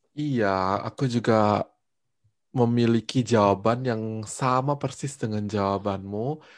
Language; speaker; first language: Indonesian; native; Indonesian